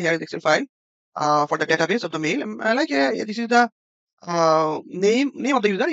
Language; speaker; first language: English; non-native, local second language; Bangla